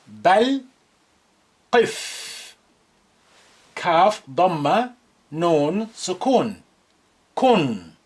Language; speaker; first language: Arabic; non-native, fluent; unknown